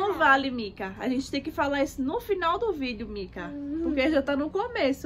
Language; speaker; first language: Portuguese; native; Portuguese